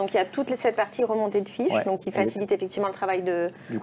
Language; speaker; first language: French; native; French